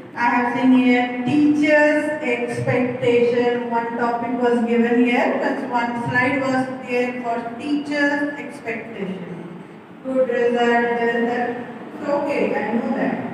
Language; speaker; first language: English; non-native, local second language; Hindi